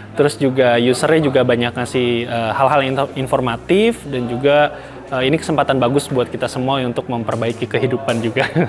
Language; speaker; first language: Indonesian; native; Indonesian